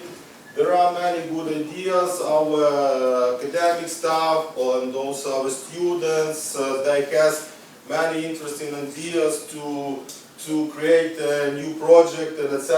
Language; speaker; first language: English; non-native, learner; Ukrainian